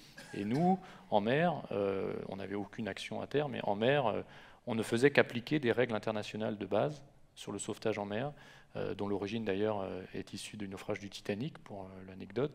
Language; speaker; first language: French; native; French